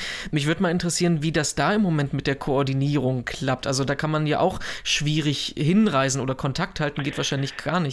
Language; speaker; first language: German; native; German